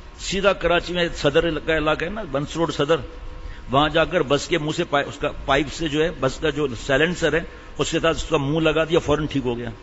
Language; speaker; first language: Urdu; native; Urdu